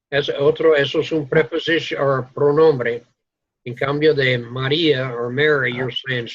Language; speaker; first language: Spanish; non-native, fluent; English